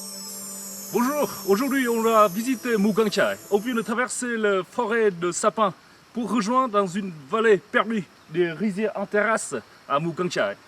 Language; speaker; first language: French; non-native, fluent; Vietnamese